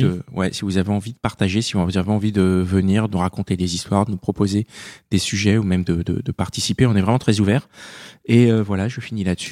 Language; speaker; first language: French; native; French